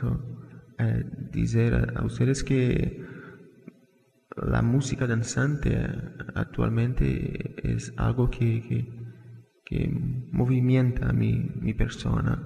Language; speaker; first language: Spanish; non-native, fluent; Portuguese